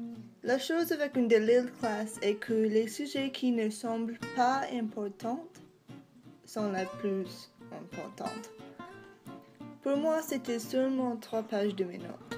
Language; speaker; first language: French; non-native, local second language; English